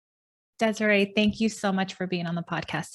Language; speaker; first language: English; native; English